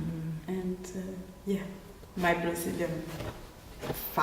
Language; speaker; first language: English; non-native, fluent; Portuguese